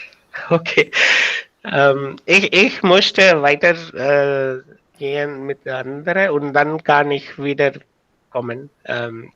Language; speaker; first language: German; non-native, learner; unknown